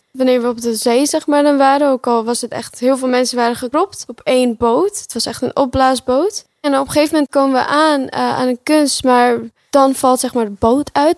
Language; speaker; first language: Dutch; early bilingual, other home language; Pashto